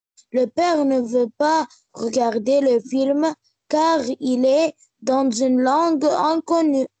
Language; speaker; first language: French; non-native, learner; Arabic